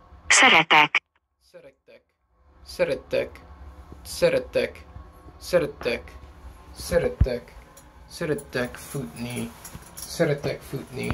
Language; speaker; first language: Hungarian; non-native, learner; English